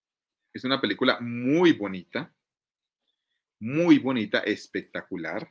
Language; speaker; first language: Spanish; native; Spanish